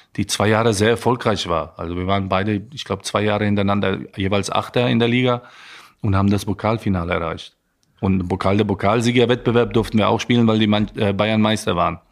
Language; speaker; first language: German; native; German